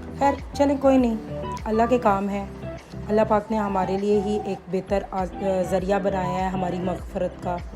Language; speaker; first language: Urdu; native; Urdu